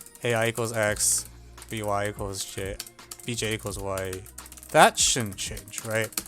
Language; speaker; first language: English; native; English